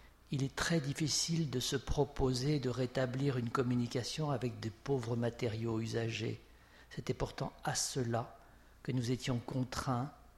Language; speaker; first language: French; native; French